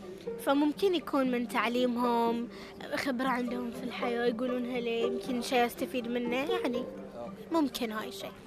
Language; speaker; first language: Arabic; native; Arabic